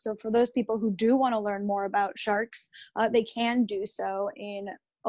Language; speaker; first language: English; early bilingual, other home language; Spanish